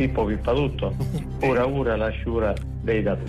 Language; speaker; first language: Italian; native; Italian